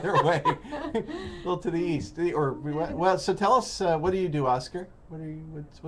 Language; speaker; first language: English; native; English